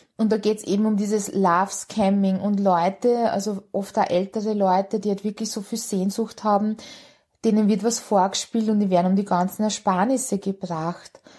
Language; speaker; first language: German; early bilingual, other home language; Hungarian